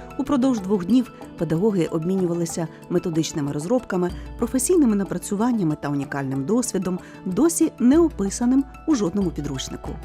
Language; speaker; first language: Ukrainian; native; Ukrainian